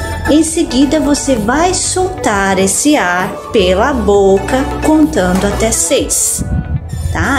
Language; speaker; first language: Portuguese; native; Portuguese